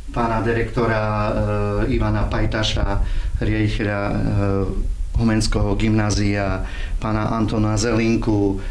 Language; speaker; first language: Slovak; non-native, local second language; Rusyn